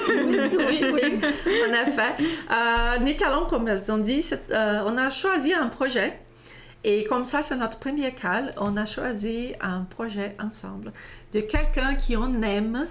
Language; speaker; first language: French; non-native, fluent; Portuguese